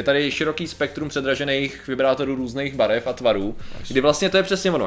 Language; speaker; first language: Czech; native; Czech